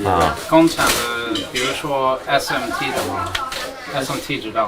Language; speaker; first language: Chinese; non-native, learner; English